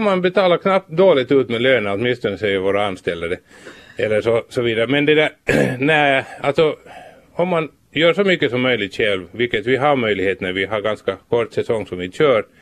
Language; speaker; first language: Swedish; native; Swedish